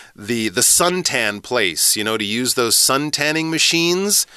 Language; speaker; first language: English; native; English